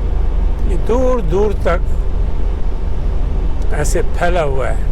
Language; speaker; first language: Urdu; non-native, local second language; Punjabi